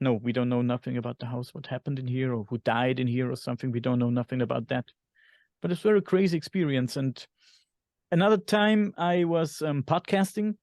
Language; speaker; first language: English; non-native, fluent; German